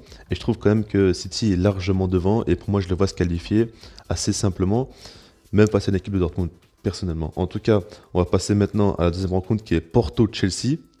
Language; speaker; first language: French; native; French